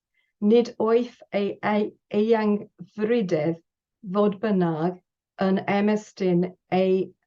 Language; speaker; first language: Welsh; non-native, learner; English